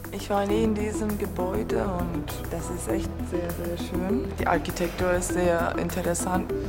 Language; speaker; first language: German; non-native, fluent; Turkish